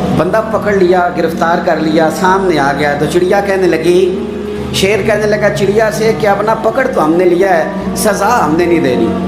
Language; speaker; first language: Urdu; non-native, local second language; Punjabi